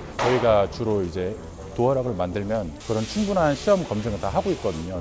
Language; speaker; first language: Korean; native; Korean